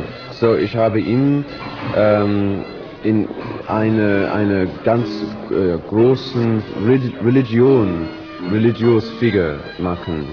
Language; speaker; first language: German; non-native, learner; English